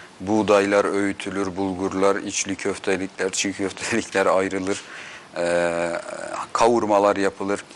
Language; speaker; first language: Turkish; native; Turkish